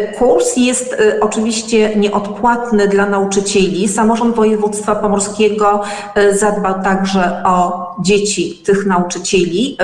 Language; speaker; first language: Polish; native; Polish